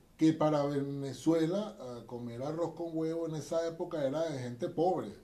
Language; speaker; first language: Spanish; native; Spanish